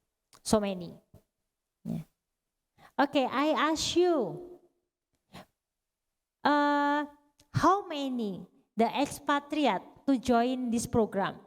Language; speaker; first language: English; non-native, learner; Indonesian